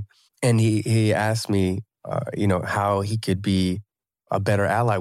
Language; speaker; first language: English; native; English